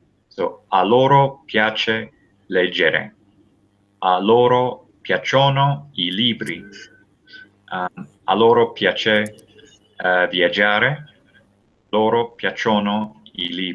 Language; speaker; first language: Italian; non-native, fluent; English